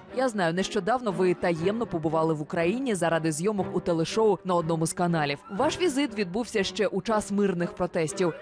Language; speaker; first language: Ukrainian; native; Ukrainian